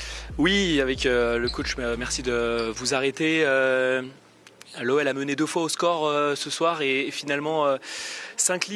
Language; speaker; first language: French; native; French